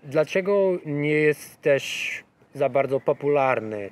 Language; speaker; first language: Polish; non-native, learner; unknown